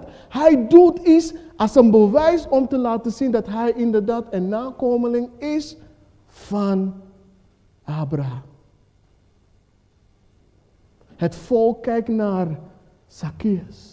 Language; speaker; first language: Dutch; non-native, fluent; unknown